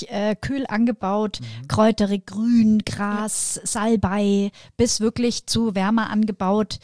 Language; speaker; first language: German; native; German